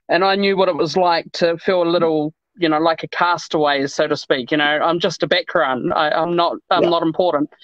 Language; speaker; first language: English; native; English